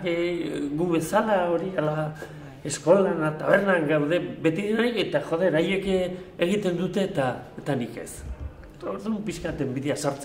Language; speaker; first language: Basque; non-native, local second language; Spanish